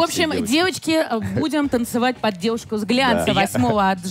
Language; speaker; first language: Russian; native; Russian